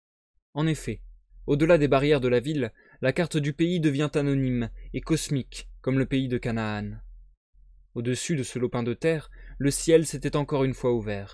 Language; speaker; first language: French; native; French